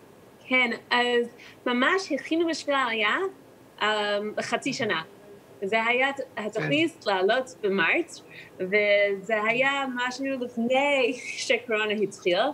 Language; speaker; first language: Hebrew; non-native, learner; English